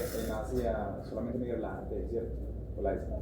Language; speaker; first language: Spanish; native; Spanish